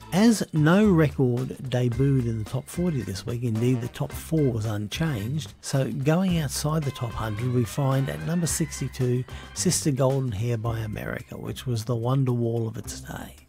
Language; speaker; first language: English; native; English